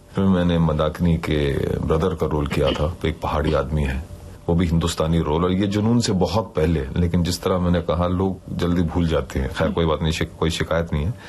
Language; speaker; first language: Hindi; non-native, local second language; English